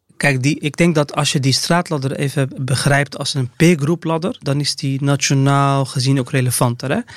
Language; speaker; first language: Dutch; early bilingual, other home language; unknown